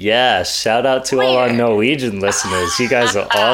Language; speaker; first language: English; native; English